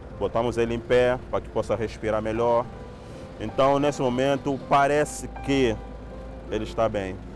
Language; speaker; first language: Portuguese; native; Portuguese